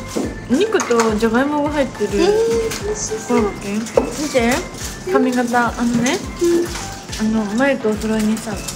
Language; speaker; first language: Japanese; native; Japanese